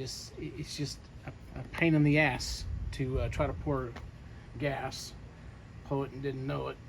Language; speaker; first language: English; native; English